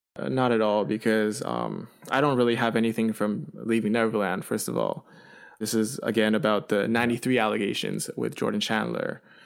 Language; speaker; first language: English; early bilingual, other home language; Chinese